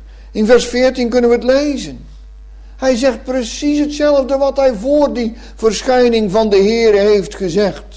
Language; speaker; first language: Dutch; native; Dutch